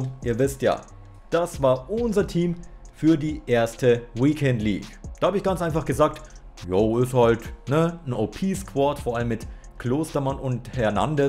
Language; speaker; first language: German; native; German